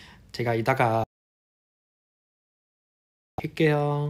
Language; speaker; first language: Korean; non-native, fluent; Chinese